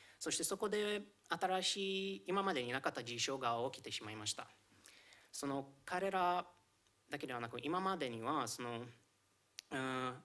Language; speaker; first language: Japanese; non-native, fluent; Romanian